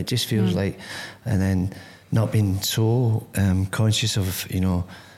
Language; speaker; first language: English; native; English